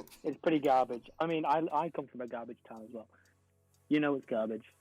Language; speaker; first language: English; native; English